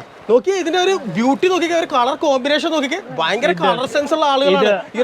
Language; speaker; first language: Malayalam; native; Malayalam